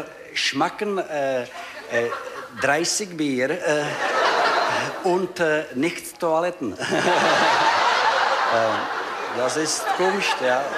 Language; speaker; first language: German; non-native, learner; Czech